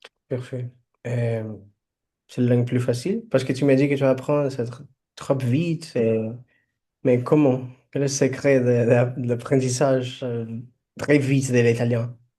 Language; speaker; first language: French; non-native, fluent; Portuguese